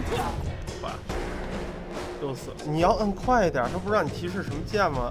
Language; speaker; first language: Chinese; native; Chinese